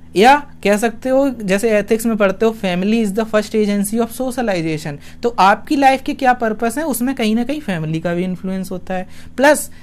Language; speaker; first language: Hindi; native; Hindi